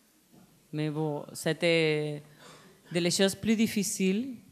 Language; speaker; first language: French; non-native, learner; Spanish